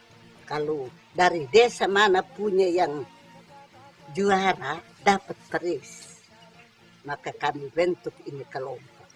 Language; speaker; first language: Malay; non-native, local second language; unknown